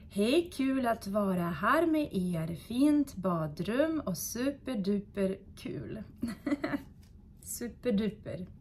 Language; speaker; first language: Swedish; non-native, fluent; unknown